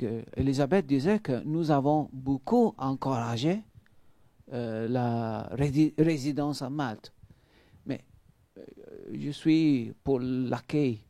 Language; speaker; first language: French; non-native, fluent; Maltese